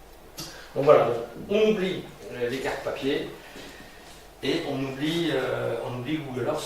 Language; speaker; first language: French; native; French